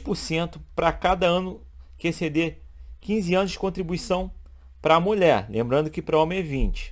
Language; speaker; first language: Portuguese; native; Portuguese